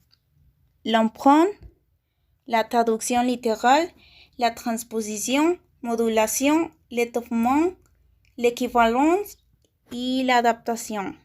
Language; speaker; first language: French; non-native, learner; Spanish